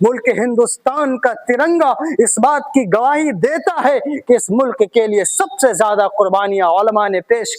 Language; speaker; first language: Urdu; native; Urdu